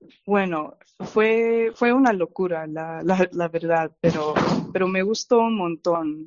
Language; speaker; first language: Spanish; non-native, fluent; English